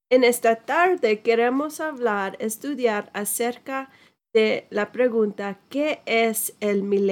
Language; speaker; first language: Spanish; non-native, fluent; English